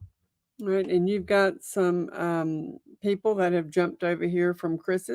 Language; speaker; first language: English; native; English